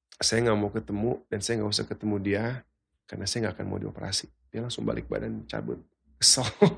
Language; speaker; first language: Indonesian; early bilingual, heritage; Indonesian